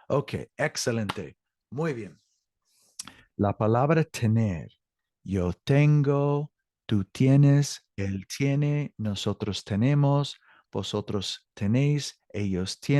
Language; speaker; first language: Spanish; non-native, learner; English